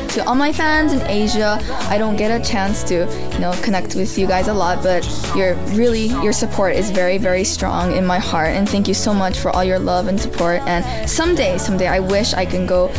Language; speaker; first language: English; early bilingual, other home language; Japanese